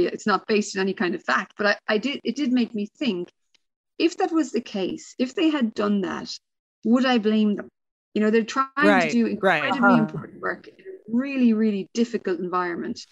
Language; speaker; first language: English; native; English